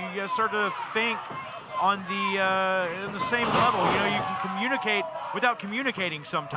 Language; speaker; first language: English; native; English